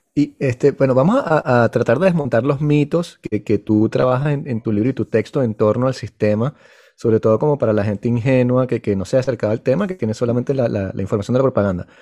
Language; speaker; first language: Spanish; native; Spanish